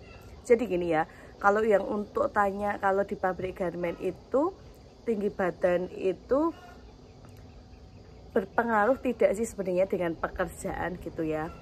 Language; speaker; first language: Indonesian; native; Indonesian